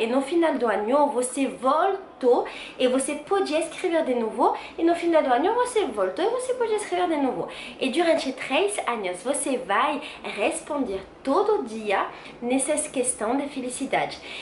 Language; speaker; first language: Portuguese; non-native, learner; French